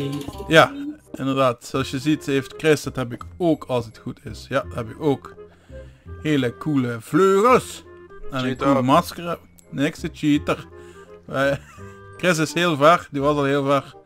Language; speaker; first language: Dutch; native; Dutch